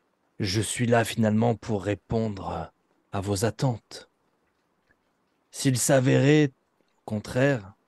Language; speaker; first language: French; native; French